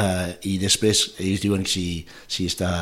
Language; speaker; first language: Catalan; non-native, fluent; English